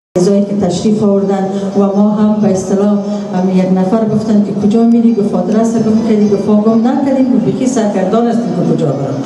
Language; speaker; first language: Persian; native; Persian